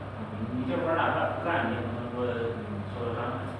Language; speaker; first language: Chinese; native; Chinese